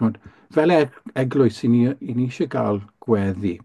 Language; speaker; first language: Welsh; native; Welsh